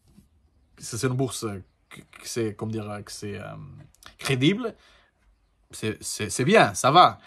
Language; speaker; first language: French; non-native, learner; Portuguese